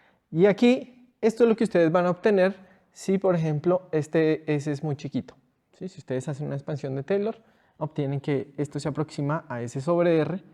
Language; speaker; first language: Spanish; native; Spanish